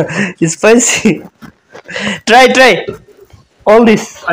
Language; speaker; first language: English; non-native, learner; Bangla